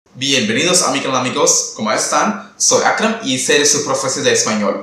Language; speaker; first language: Spanish; non-native, fluent; Tamil